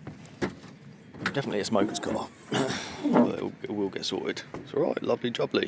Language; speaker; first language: English; native; English